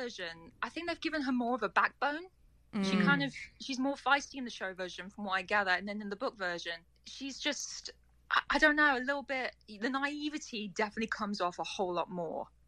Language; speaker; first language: English; native; English